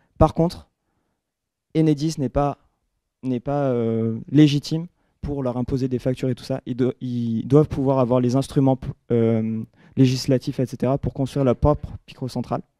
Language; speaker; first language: French; native; French